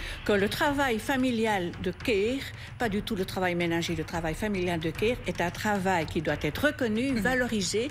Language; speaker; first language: French; native; French